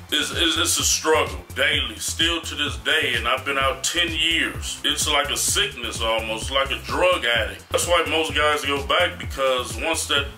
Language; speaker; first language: English; native; English